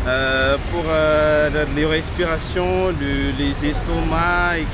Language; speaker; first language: French; non-native, local second language; Malagasy